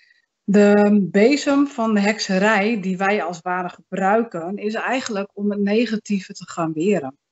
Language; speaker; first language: Dutch; native; Dutch